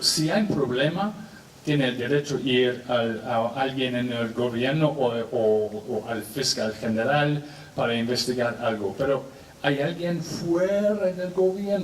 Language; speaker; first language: Spanish; non-native, fluent; English